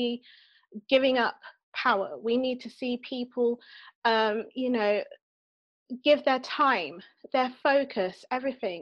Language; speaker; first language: English; native; English